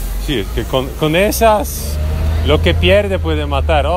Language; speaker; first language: Spanish; non-native, learner; Polish